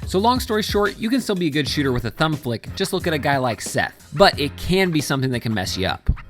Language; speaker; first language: English; native; English